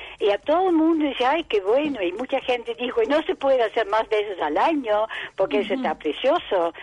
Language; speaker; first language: Spanish; non-native, fluent; Dutch